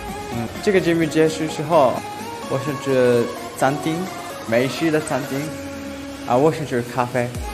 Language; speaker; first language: Chinese; non-native, learner; Japanese